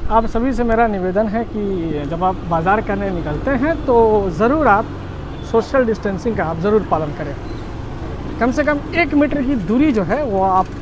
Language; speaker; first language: Hindi; native; Hindi